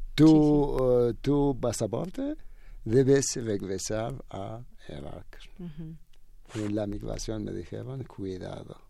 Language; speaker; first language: Spanish; non-native, learner; Arabic